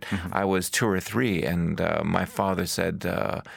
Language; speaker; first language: English; native; English